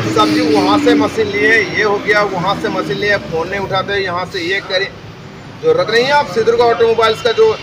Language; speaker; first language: Hindi; non-native, local second language; Bangla